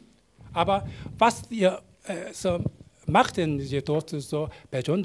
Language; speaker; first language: German; non-native, learner; Korean